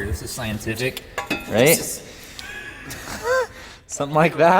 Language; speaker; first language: English; native; English